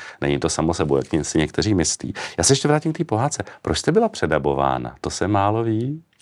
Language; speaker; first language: Czech; native; Czech